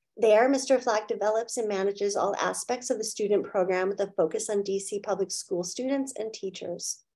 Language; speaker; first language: English; native; English